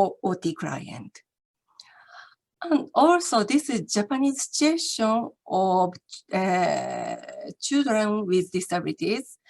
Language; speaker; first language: English; non-native, learner; Japanese